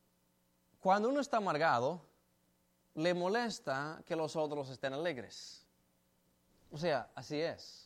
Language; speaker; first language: Spanish; native; Spanish